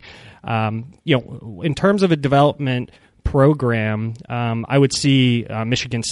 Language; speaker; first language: English; native; English